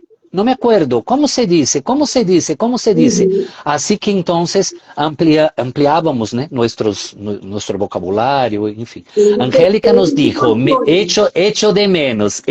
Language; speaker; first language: Spanish; non-native, fluent; Portuguese